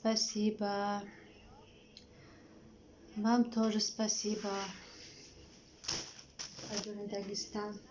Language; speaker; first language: Russian; non-native, learner; Tajik